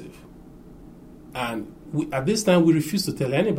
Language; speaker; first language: English; non-native, local second language; Igbo